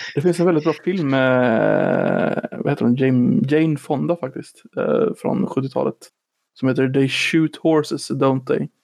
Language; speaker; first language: Swedish; native; Swedish